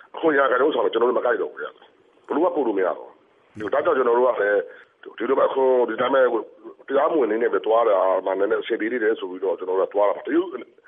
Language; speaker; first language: Burmese; native; Burmese